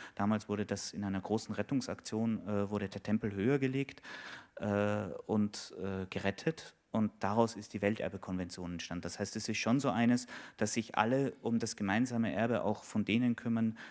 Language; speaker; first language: German; native; German